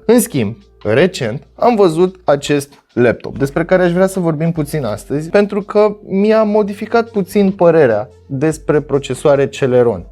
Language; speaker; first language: Romanian; native; Romanian